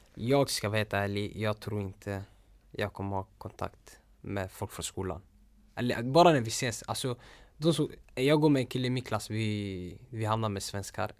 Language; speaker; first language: Swedish; early bilingual, other home language; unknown